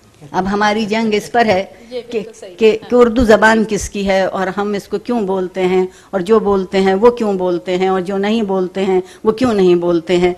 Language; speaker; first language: Urdu; native; Urdu